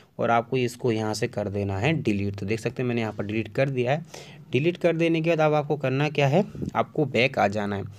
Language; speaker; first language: Hindi; native; Hindi